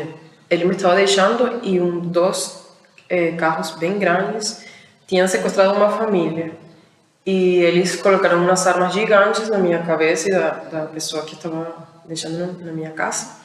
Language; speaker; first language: Portuguese; non-native, fluent; Spanish